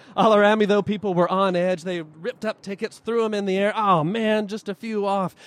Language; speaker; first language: English; native; English